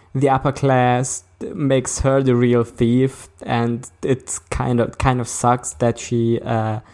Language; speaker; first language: English; early bilingual, other home language; Hungarian